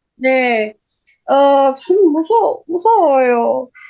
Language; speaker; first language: Korean; non-native, learner; Indonesian